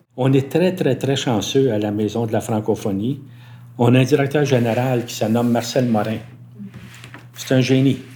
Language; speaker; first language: French; native; French